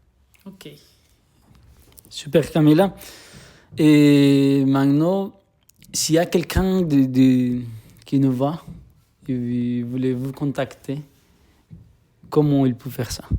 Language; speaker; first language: French; non-native, fluent; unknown